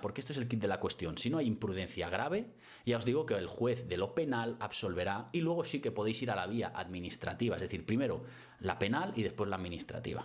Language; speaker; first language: Spanish; native; Spanish